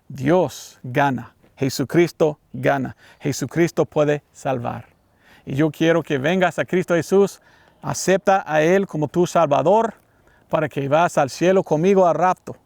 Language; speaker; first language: Spanish; non-native, learner; English